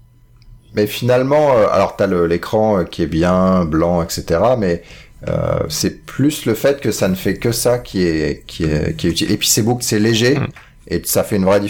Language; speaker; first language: French; native; French